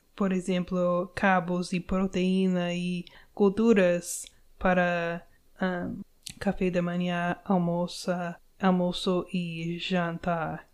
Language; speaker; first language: Portuguese; non-native, learner; English